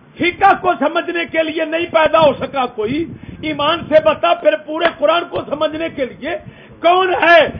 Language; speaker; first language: Urdu; non-native, local second language; Punjabi